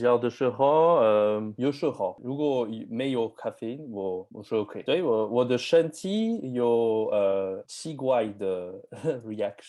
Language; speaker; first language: Chinese; non-native, learner; French